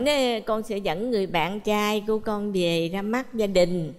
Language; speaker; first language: Vietnamese; native; Vietnamese